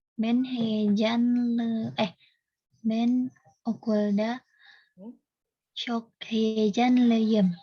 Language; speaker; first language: Turkish; non-native, learner; Indonesian